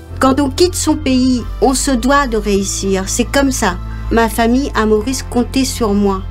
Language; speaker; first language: French; non-native, local second language; Morisyen